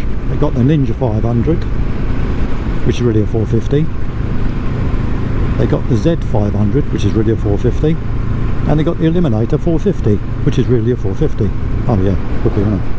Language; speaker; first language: English; native; English